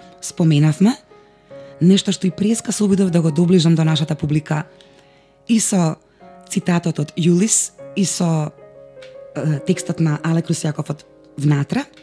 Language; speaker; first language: Macedonian; native; Macedonian